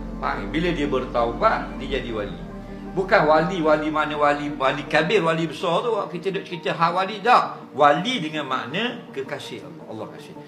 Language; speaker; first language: Malay; native; Malay